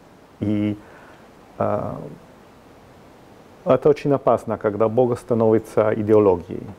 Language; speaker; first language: Russian; non-native, fluent; Italian